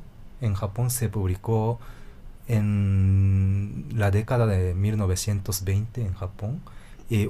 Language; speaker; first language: Spanish; non-native, fluent; Japanese